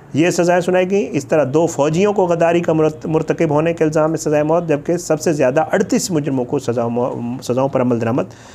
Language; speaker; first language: Urdu; native; Urdu